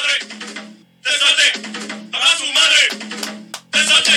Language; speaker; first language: Spanish; native; Spanish